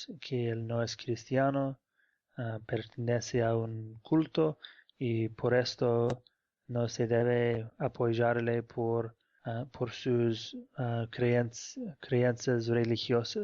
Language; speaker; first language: Spanish; non-native, fluent; English